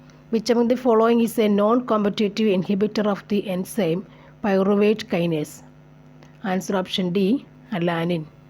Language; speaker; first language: English; non-native, local second language; Malayalam